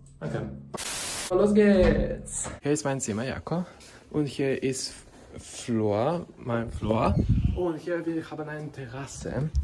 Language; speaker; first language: German; non-native, learner; Serbian